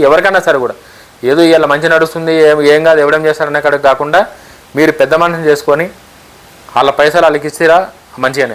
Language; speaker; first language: Telugu; native; Telugu